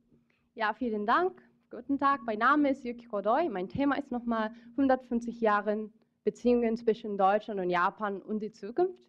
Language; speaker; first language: German; non-native, fluent; Japanese